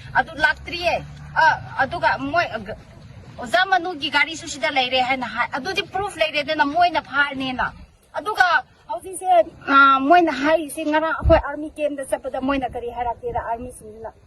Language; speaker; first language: Manipuri; non-native, local second language; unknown